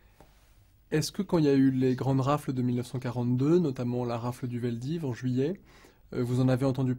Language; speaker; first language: French; native; French